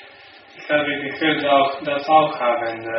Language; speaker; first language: German; non-native, learner; Slovenian